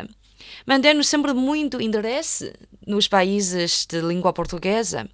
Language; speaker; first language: Portuguese; non-native, fluent; Chinese